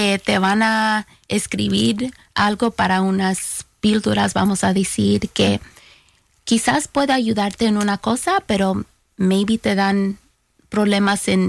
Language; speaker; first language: Spanish; early bilingual, heritage; Spanish